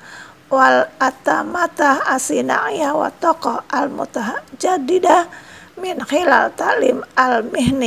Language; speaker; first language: Arabic; non-native, fluent; Indonesian